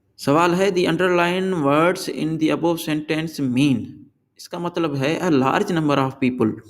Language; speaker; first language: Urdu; non-native, local second language; Sindhi